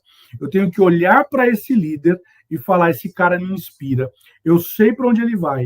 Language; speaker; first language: Portuguese; native; Portuguese